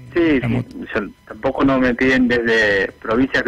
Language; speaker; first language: Spanish; non-native, fluent; Japanese